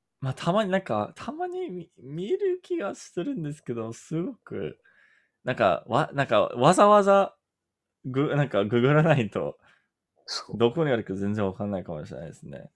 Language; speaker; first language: Japanese; non-native, fluent; English